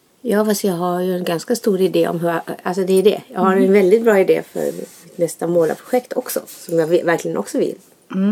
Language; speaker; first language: Swedish; native; Swedish